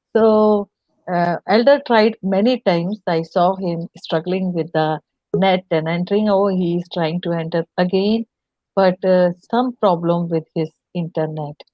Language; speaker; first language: English; non-native, local second language; Hindi